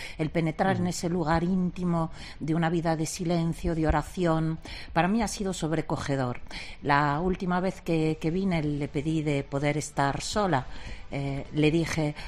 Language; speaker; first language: Spanish; non-native, fluent; Italian